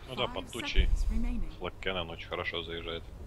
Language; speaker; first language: Russian; native; Russian